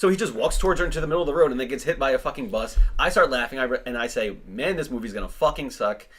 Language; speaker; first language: English; native; English